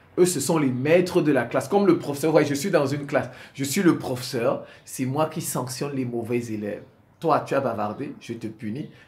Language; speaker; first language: French; non-native, local second language; Sango